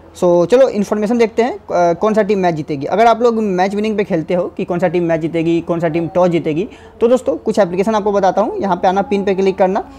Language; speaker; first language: Hindi; native; Hindi